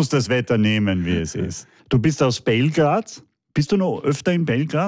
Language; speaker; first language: German; native; German